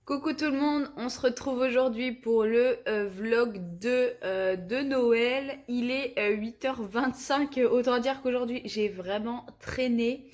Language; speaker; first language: French; native; French